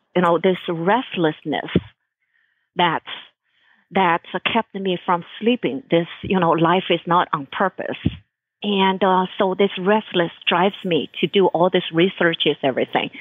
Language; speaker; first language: English; non-native, fluent; Chinese